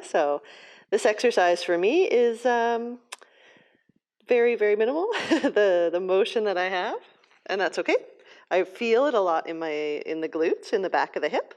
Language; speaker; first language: English; native; English